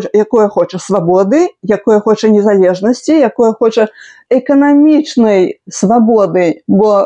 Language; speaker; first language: Belarusian; native; Belarusian